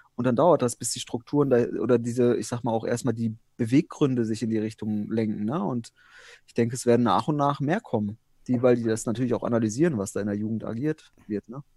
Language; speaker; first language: German; early bilingual, other home language; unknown